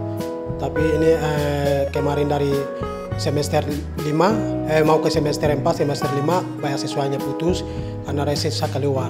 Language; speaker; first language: Indonesian; non-native, local second language; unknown